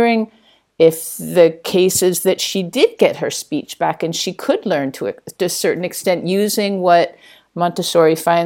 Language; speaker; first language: English; native; English